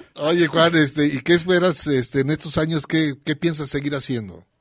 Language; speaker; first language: Spanish; native; Spanish